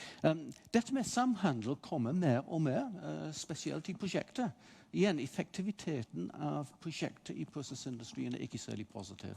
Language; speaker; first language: Norwegian; non-native, fluent; English